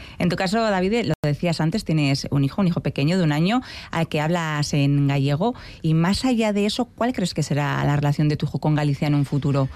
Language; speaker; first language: Spanish; native; Spanish